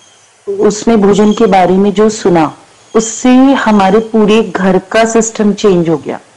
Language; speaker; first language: Hindi; native; Hindi